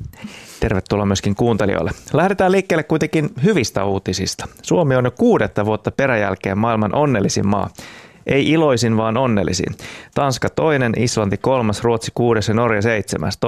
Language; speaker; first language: Finnish; native; Finnish